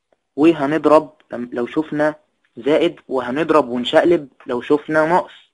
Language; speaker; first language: Arabic; native; Arabic